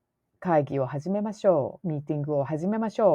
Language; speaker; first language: Japanese; non-native, learner; English